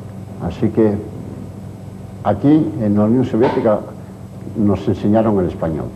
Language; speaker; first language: Spanish; non-native, local second language; Asturian